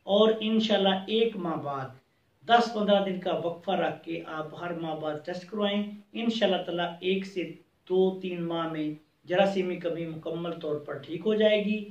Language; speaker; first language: Urdu; non-native, local second language; Punjabi